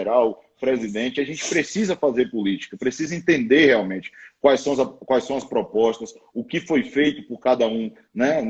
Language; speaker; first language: Portuguese; native; Portuguese